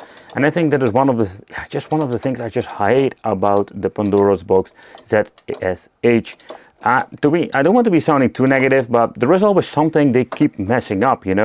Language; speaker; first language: English; non-native, fluent; Dutch